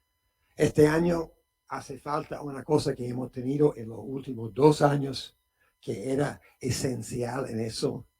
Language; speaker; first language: Spanish; non-native, fluent; English